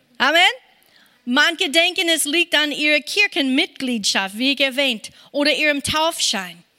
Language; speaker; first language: German; non-native, fluent; English